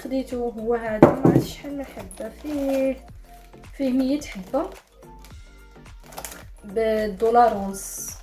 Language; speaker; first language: Arabic; native; Arabic